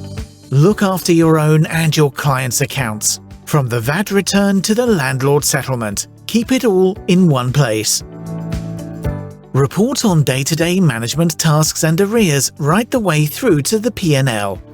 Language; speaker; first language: English; native; English